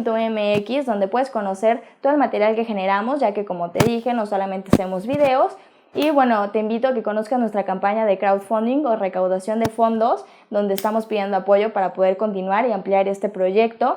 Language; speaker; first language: Spanish; native; Spanish